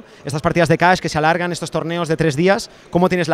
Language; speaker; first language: Spanish; native; Spanish